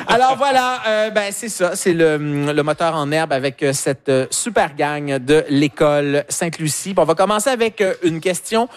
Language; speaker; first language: French; native; French